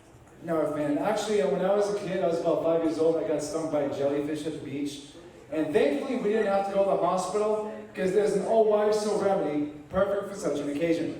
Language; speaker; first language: English; native; English